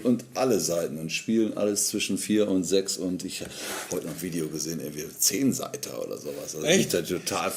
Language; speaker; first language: German; native; German